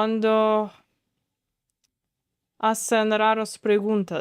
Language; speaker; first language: Spanish; non-native, learner; Russian